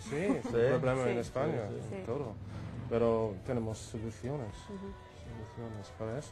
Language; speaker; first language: Spanish; non-native, learner; English